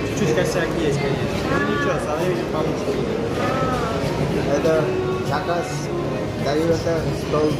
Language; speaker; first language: Russian; non-native, fluent; Bangla